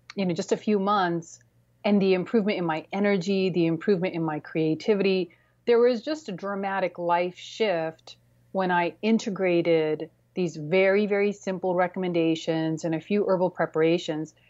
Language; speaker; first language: English; early bilingual, other home language; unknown